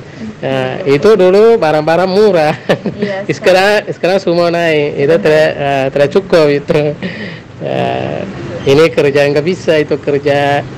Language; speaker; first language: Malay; non-native, learner; Tamil